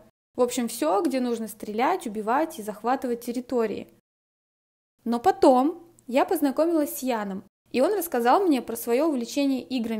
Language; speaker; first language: Russian; native; Russian